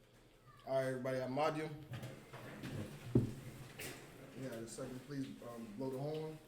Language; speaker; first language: English; native; English